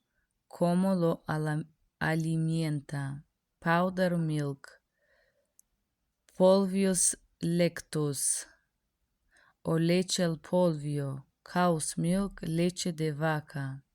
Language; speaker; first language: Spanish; non-native, learner; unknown